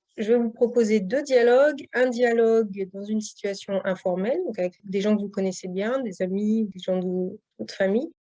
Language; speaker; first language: French; native; French